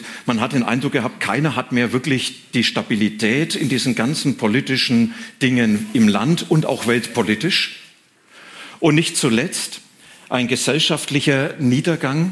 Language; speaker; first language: German; native; German